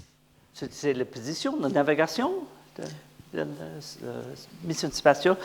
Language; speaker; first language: French; non-native, learner; English